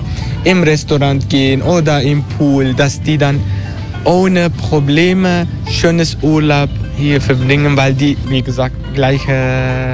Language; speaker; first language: German; non-native, fluent; Turkish